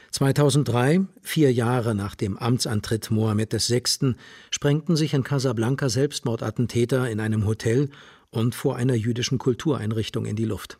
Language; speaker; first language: German; native; German